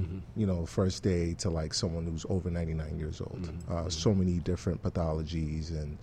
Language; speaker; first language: English; non-native, local second language; Yoruba